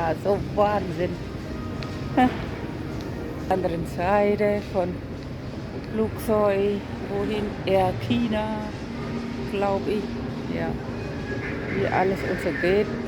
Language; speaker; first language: German; non-native, learner; Khmer